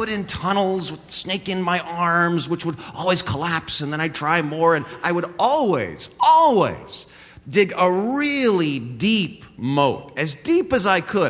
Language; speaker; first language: English; native; English